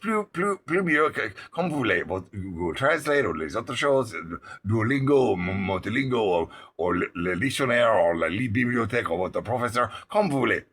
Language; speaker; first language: French; non-native, learner; English